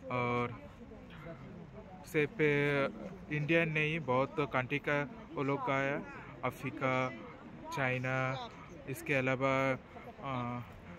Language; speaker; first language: Hindi; non-native, local second language; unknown